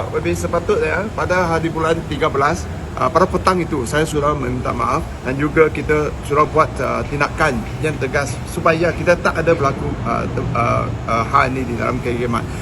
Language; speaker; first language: Malay; non-native, local second language; Chinese